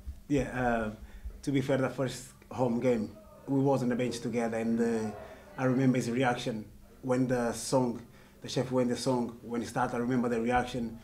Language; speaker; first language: English; non-native, fluent; Portuguese